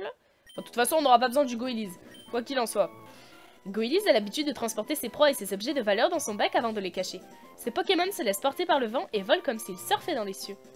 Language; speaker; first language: French; native; French